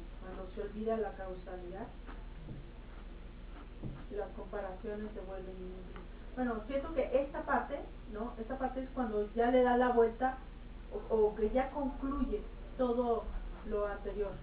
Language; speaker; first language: Spanish; native; Spanish